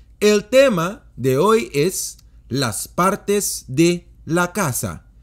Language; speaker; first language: Spanish; non-native, fluent; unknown